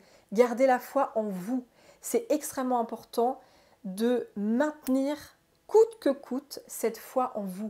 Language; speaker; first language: French; native; French